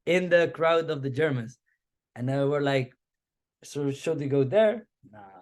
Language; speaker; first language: English; non-native, fluent; Dutch